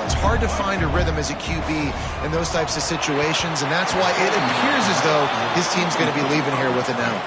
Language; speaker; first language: English; native; English